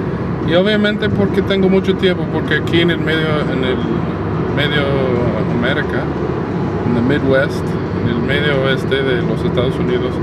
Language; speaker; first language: Spanish; non-native, fluent; English